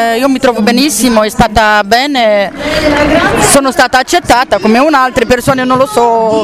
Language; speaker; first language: Italian; non-native, fluent; Romanian